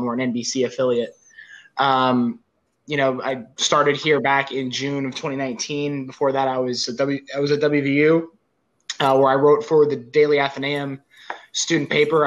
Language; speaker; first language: English; native; English